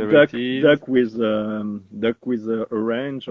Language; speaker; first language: English; non-native, learner; French